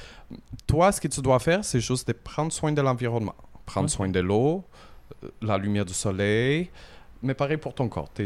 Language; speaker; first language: French; native; French